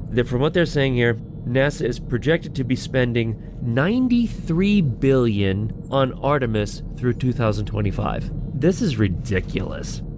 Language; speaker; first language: English; native; English